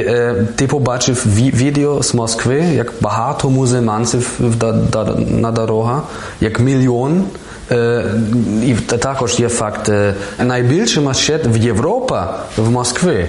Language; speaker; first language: Ukrainian; non-native, learner; German